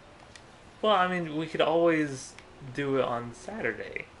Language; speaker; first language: English; native; English